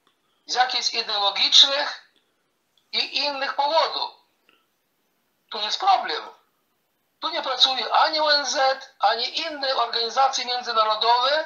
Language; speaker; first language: Polish; early bilingual, heritage; Polish